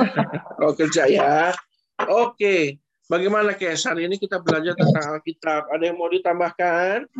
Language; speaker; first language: Indonesian; native; Indonesian